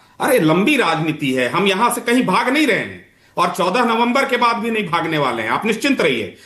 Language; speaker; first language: Hindi; native; Hindi